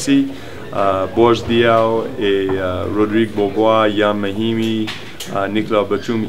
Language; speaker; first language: French; non-native, learner; English